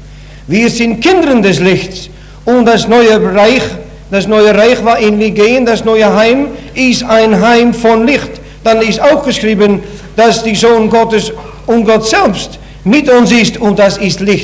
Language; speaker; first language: German; non-native, learner; Dutch